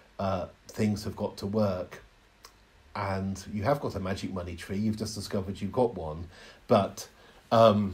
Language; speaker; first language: English; native; English